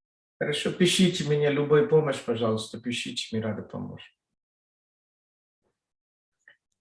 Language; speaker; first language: Russian; non-native, learner; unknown